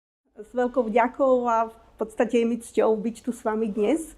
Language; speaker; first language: Slovak; native; Slovak